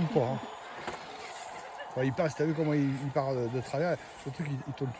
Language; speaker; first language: French; native; French